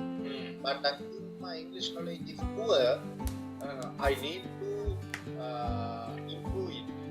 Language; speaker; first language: English; non-native, learner; Sinhala